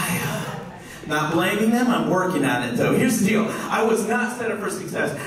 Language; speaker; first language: English; native; English